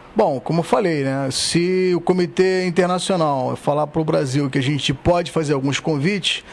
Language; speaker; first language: Portuguese; native; Portuguese